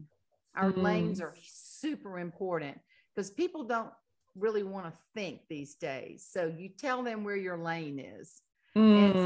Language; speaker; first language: English; native; English